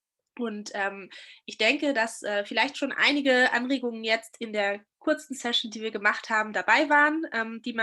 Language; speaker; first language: German; native; German